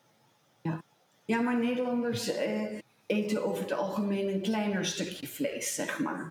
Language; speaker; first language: Dutch; early bilingual, heritage; Dutch